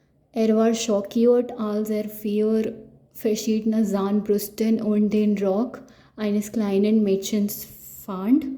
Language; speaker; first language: German; non-native, learner; Hindi